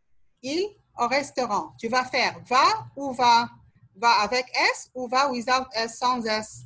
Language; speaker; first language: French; non-native, fluent; Arabic